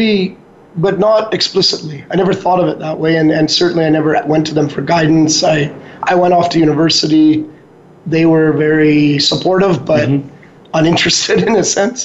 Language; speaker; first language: English; native; English